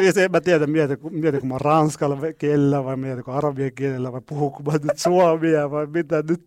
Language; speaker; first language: Finnish; non-native, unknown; Arabic